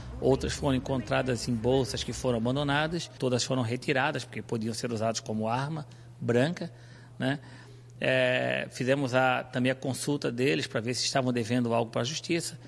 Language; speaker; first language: Portuguese; native; Portuguese